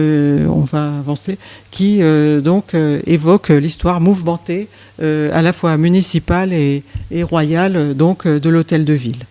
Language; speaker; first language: French; native; French